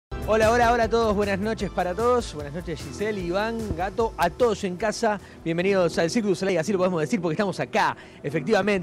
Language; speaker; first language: Spanish; native; Spanish